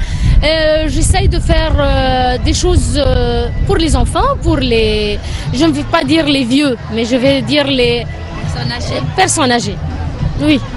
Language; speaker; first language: French; non-native, learner; Arabic